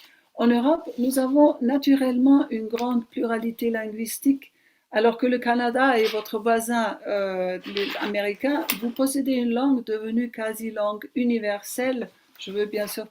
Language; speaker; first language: French; non-native, fluent; German